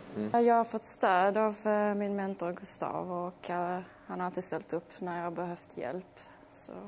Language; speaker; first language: Swedish; early bilingual, other home language; Polish